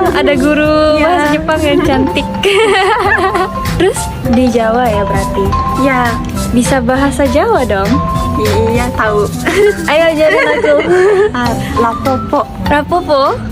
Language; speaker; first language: Indonesian; non-native, fluent; Japanese